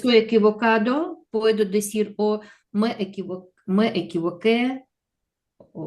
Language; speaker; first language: Spanish; non-native, learner; Russian